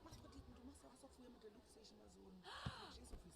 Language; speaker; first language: German; native; German